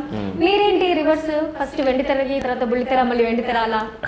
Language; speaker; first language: Telugu; native; Telugu